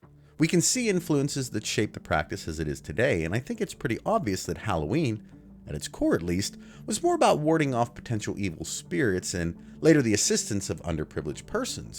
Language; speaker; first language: English; native; English